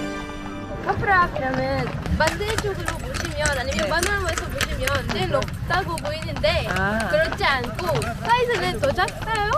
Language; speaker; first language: Korean; non-native, fluent; Arabic